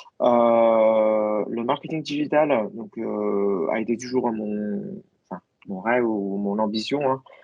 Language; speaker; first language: French; non-native, fluent; Chinese